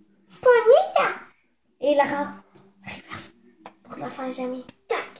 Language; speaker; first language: French; native; French